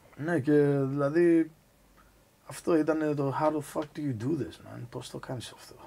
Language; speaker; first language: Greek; early bilingual, other home language; English